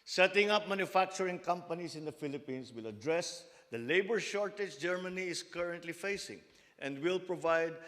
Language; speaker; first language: English; non-native, local second language; Filipino